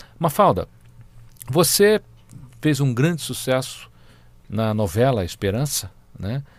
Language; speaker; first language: Portuguese; native; Portuguese